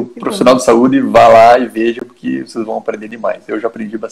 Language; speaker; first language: Portuguese; native; Portuguese